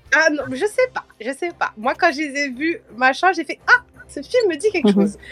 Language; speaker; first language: French; early bilingual, heritage; French